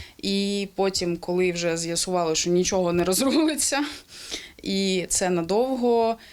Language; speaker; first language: Ukrainian; non-native, local second language; Russian